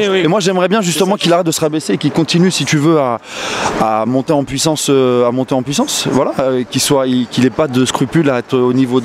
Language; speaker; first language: French; native; French